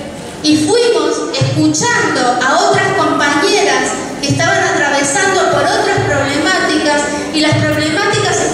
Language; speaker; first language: Spanish; native; Spanish